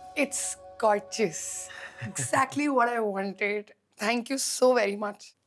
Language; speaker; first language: English; non-native, local second language; Hindi